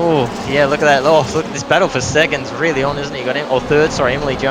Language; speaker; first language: English; native; English